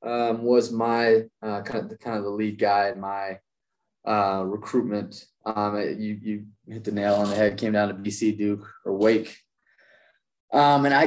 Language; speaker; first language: English; native; English